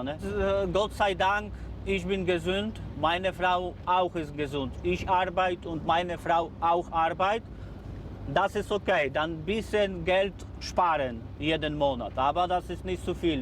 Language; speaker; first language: German; non-native, learner; Polish